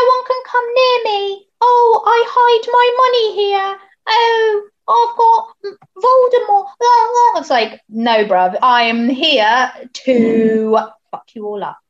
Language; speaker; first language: English; native; English